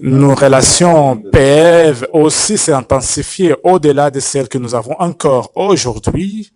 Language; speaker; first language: French; non-native, fluent; Portuguese